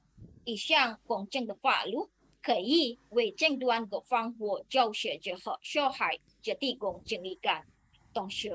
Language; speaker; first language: Chinese; non-native, learner; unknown